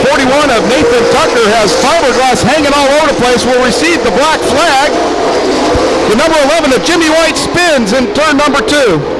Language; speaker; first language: English; native; English